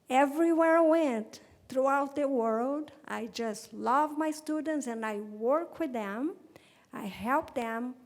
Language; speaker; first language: English; non-native, fluent; Portuguese